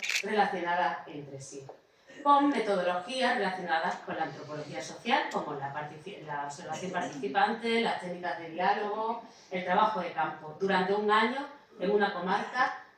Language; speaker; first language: Spanish; native; Spanish